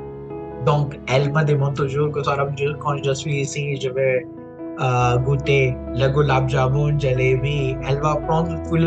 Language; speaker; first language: French; non-native, fluent; Punjabi